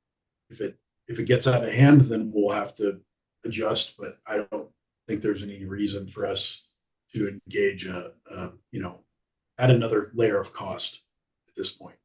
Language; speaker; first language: English; native; English